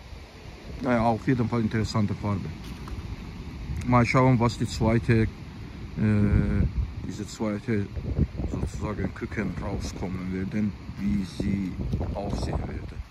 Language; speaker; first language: German; non-native, fluent; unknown